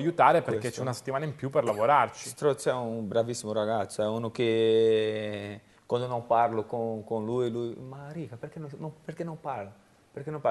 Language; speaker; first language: Italian; non-native, learner; Portuguese